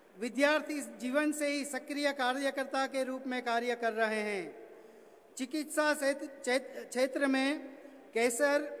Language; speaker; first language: Hindi; non-native, local second language; Gujarati